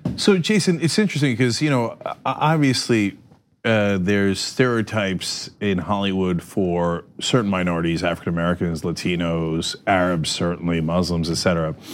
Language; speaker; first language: English; early bilingual, other home language; Turkish